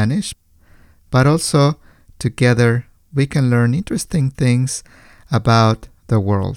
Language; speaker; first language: English; non-native, fluent; Spanish